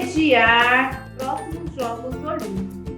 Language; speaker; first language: Portuguese; native; Portuguese